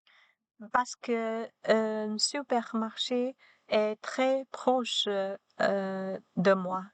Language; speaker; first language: French; non-native, learner; Chinese